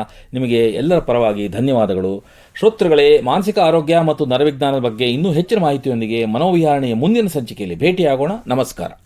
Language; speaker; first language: Kannada; native; Kannada